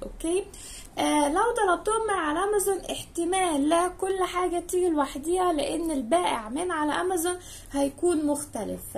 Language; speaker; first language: Arabic; native; Arabic